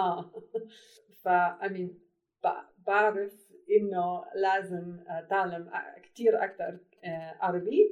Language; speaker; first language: Arabic; non-native, learner; English